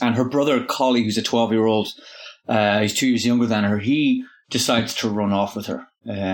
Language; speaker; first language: English; native; English